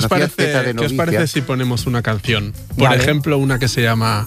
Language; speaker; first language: Spanish; native; Spanish